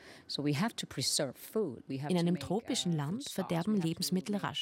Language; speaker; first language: German; native; German